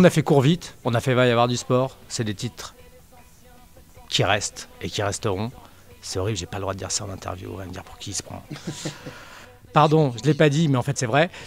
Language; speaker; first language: French; native; French